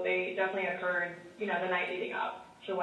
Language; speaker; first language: English; native; English